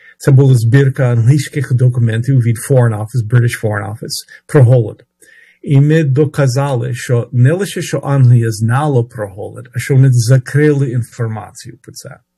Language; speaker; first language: Ukrainian; early bilingual, heritage; Ukrainian